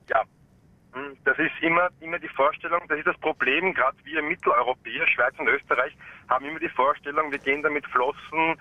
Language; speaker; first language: German; native; German